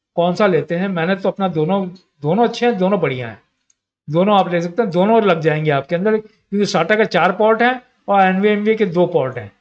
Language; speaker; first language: Hindi; native; Hindi